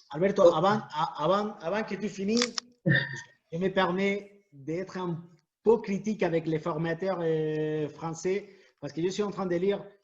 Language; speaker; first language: French; non-native, fluent; Spanish